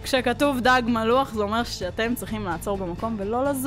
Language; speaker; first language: Hebrew; native; Hebrew